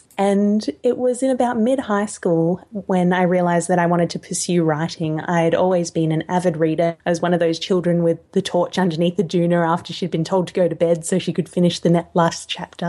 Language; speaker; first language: English; native; English